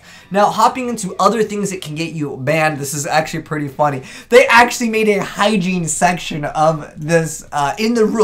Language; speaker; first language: English; native; English